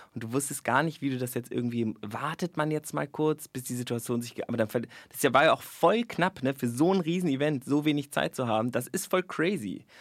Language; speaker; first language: German; native; German